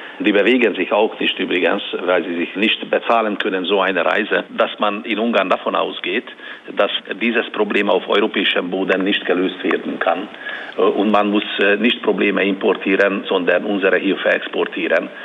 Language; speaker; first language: German; non-native, fluent; Hungarian